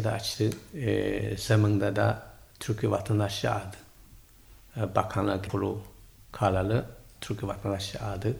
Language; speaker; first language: Turkish; non-native, learner; Chinese